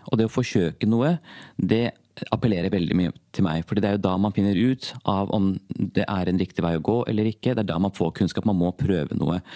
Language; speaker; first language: Norwegian; early bilingual, other home language; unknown